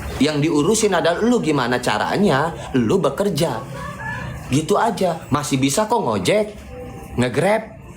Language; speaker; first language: Indonesian; native; Indonesian